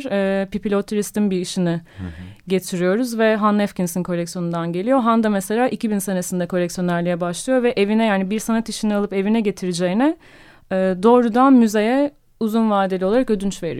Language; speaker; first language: Turkish; native; Turkish